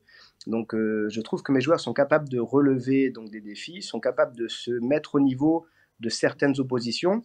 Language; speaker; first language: French; native; French